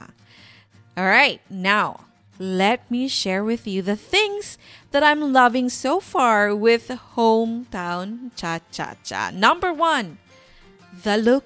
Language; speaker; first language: English; non-native, local second language; Bikol